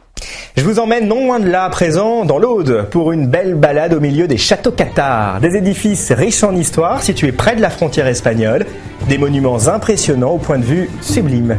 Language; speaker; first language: French; native; French